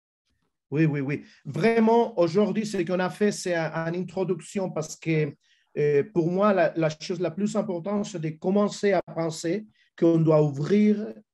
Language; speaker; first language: French; non-native, fluent; Spanish